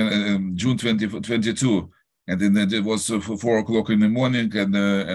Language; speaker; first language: English; non-native, learner; Russian